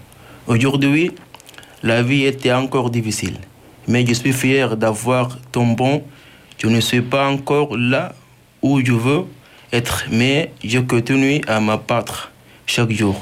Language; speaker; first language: French; non-native, learner; Arabic